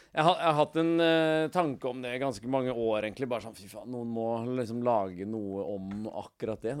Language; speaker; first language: Norwegian; native; Norwegian